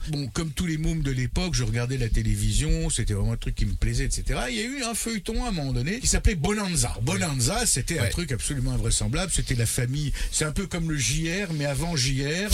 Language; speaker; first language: French; early bilingual, other home language; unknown